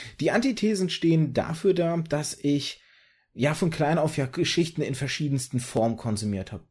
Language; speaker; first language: German; early bilingual, other home language; Russian